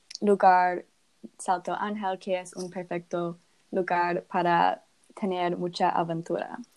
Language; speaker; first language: Spanish; non-native, learner; English